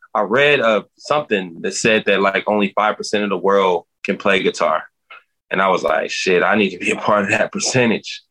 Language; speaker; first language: English; native; English